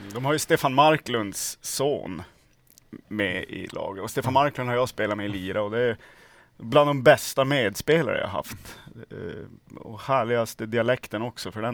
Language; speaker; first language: Swedish; native; Swedish